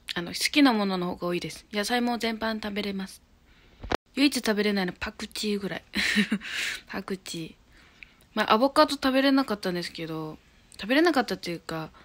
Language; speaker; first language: Japanese; native; Japanese